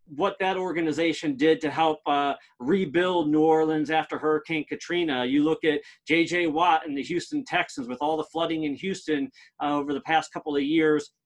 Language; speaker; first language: English; native; English